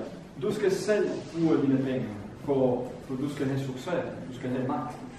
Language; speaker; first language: Danish; non-native, fluent; Vietnamese